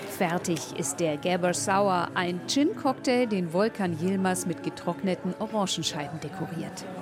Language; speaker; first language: German; native; German